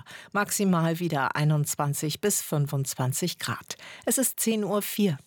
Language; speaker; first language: German; native; German